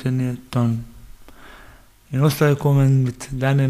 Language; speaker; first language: German; non-native, learner; Baluchi